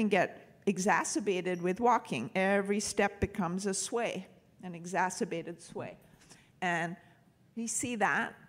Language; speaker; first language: English; native; English